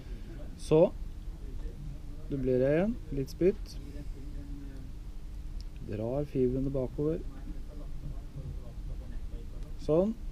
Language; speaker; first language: Norwegian; native; Norwegian